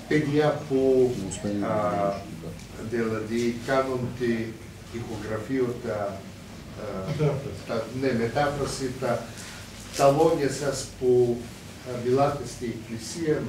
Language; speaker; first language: Greek; non-native, fluent; Bulgarian